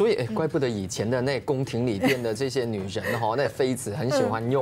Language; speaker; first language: Chinese; native; Chinese